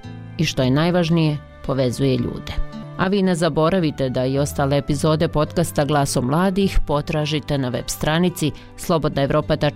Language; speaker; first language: Croatian; native; Croatian